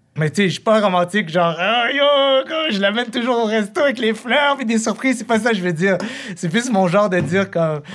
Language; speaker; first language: French; early bilingual, other home language; Arabic